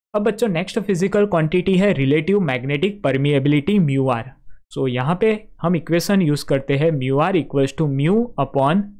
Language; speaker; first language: Hindi; non-native, local second language; Gujarati